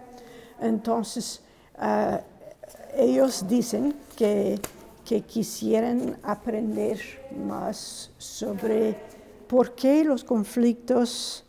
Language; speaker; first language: Spanish; non-native, fluent; English